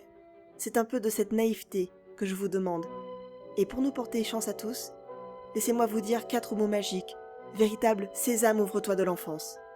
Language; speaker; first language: French; native; French